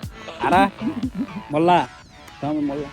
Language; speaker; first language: Korean; non-native, learner; Nepali